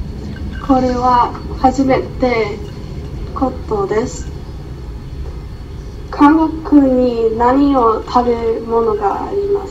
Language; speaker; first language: Japanese; non-native, learner; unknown